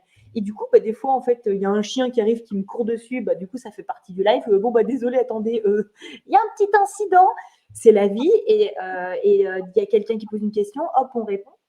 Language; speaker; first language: French; native; French